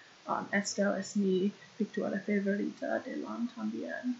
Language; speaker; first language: Spanish; non-native, learner; English